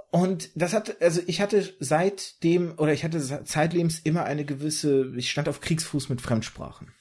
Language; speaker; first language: German; early bilingual, other home language; Russian